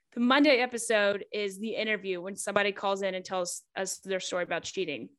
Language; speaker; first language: English; native; English